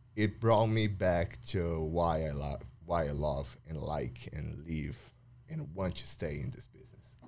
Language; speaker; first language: English; non-native, fluent; Portuguese